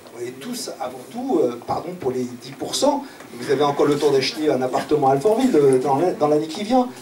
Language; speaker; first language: French; native; French